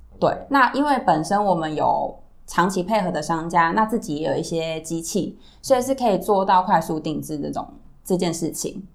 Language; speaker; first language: Chinese; native; Chinese